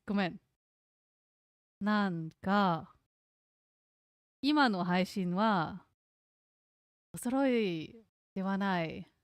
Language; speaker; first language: Japanese; non-native, learner; English